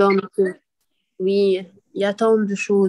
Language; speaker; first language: French; non-native, learner; Arabic